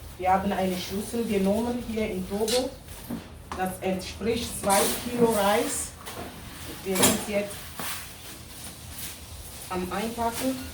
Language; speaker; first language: German; non-native, fluent; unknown